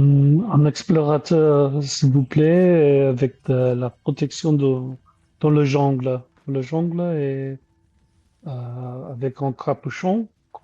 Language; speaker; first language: French; non-native, learner; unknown